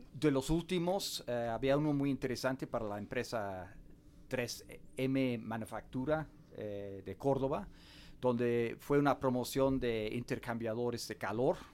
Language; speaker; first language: Spanish; non-native, fluent; English